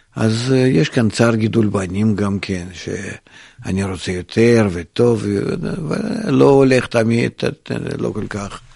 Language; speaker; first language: Hebrew; non-native, fluent; Russian